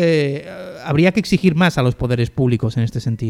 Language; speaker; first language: Spanish; native; Spanish